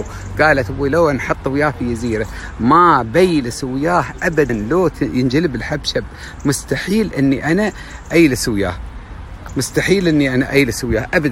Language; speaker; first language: Arabic; native; Arabic